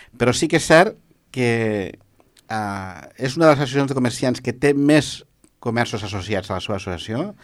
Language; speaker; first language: Catalan; native; Catalan